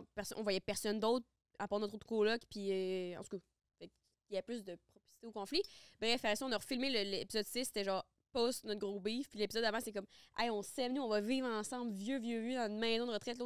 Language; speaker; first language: French; native; French